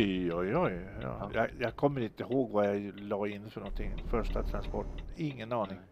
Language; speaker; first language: Swedish; native; Swedish